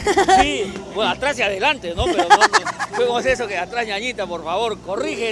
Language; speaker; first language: Spanish; native; Spanish